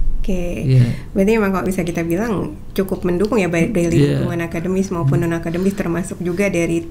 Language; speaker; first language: Indonesian; native; Indonesian